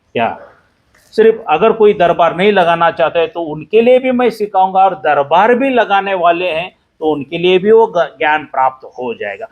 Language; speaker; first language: Hindi; non-native, local second language; Marathi